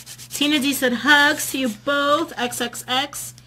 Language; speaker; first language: English; native; English